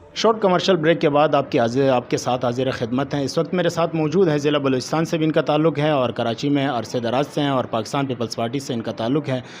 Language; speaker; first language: Urdu; native; Urdu